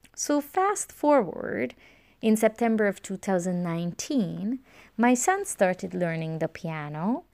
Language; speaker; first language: English; non-native, fluent; Romanian